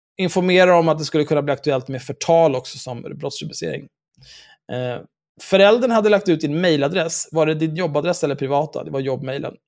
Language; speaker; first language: Swedish; native; Swedish